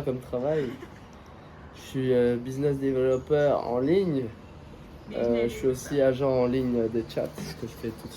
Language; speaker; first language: French; native; French